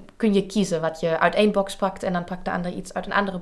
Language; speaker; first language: Dutch; native; Dutch